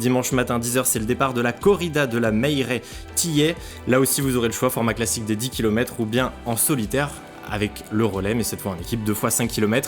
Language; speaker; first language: French; native; French